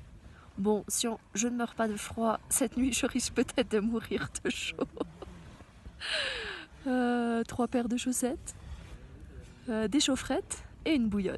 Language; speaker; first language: French; native; French